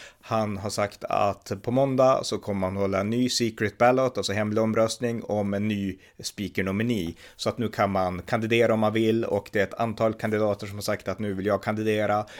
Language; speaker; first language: Swedish; native; Swedish